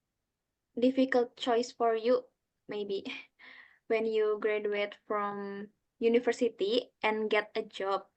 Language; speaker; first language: English; non-native, learner; Indonesian